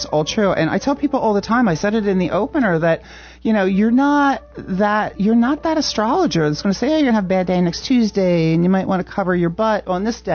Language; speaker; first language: English; native; English